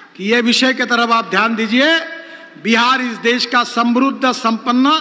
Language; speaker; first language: Hindi; non-native, local second language; Marathi